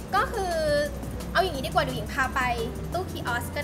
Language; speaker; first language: Thai; native; Thai